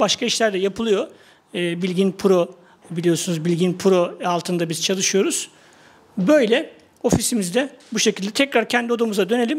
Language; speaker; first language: Turkish; native; Turkish